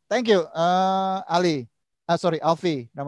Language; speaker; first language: English; non-native, learner; Indonesian